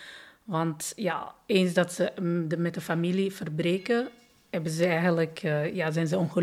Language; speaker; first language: Dutch; non-native, fluent; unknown